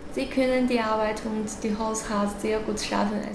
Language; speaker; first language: German; non-native, learner; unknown